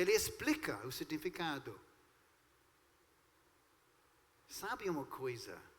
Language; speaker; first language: Portuguese; non-native, fluent; English